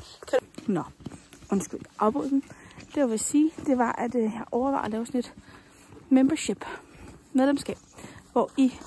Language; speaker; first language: Danish; native; Danish